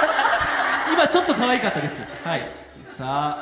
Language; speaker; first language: Japanese; native; Japanese